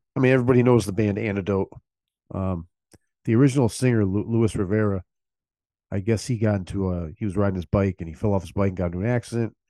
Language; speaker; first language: English; native; English